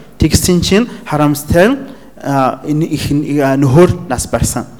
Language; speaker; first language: Mongolian; non-native, fluent; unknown